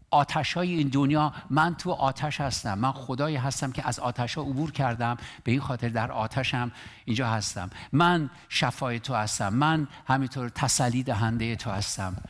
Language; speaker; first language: Persian; non-native, local second language; Armenian